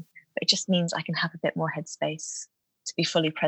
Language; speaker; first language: English; native; English